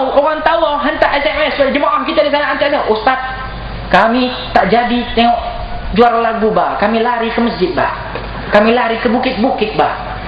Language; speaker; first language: Malay; native; Malay